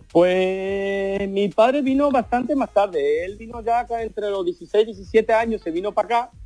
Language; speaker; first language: Spanish; early bilingual, heritage; Spanish